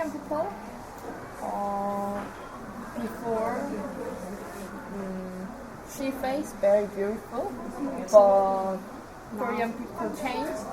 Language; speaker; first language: English; non-native, learner; Korean